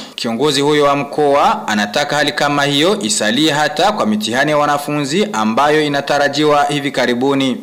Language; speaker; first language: Swahili; non-native, local second language; Rundi